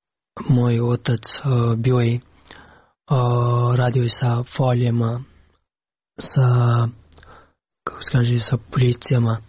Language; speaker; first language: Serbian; non-native, learner; Pashto